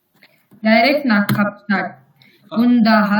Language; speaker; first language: German; non-native, learner; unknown